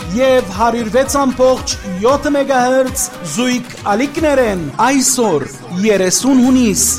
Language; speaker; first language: Armenian; early bilingual, heritage; Armenian